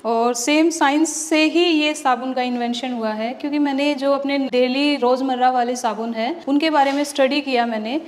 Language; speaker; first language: Hindi; native; Hindi